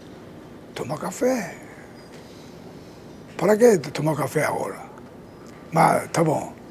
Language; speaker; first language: Portuguese; non-native, learner; Japanese